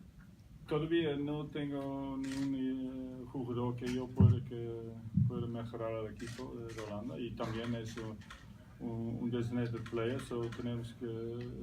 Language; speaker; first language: Spanish; non-native, learner; Dutch